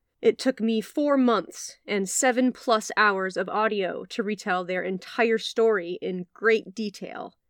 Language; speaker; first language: English; native; English